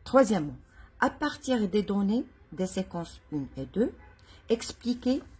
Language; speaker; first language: French; non-native, local second language; Arabic